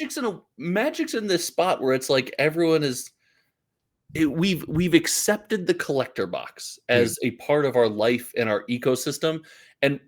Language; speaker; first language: English; native; English